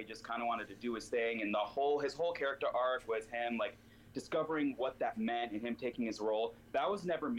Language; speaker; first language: English; native; English